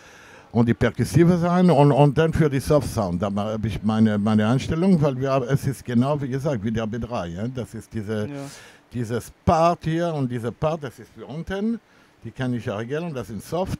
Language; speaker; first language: German; non-native, fluent; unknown